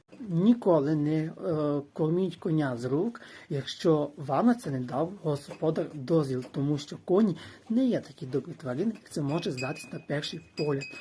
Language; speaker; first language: Ukrainian; native; Ukrainian